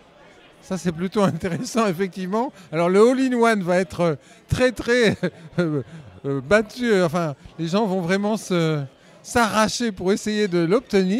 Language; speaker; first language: French; native; French